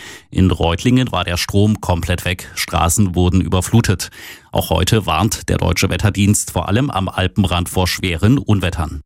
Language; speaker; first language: German; native; German